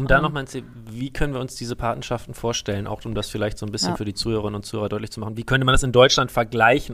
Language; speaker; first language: German; native; German